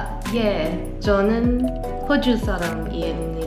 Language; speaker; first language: Korean; non-native, learner; English